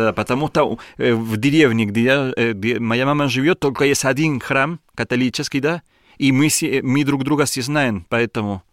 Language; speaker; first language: Russian; non-native, learner; Spanish